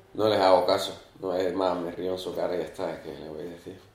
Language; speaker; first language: Spanish; early bilingual, other home language; Arabic